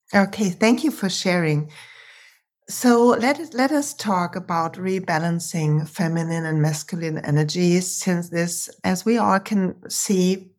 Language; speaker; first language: English; non-native, fluent; German